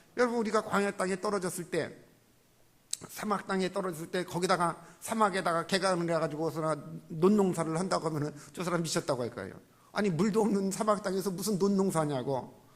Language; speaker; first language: Korean; native; Korean